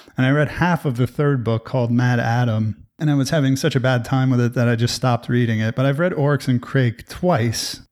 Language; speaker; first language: English; native; English